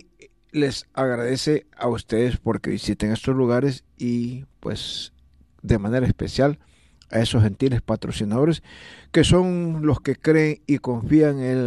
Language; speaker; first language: Spanish; native; Spanish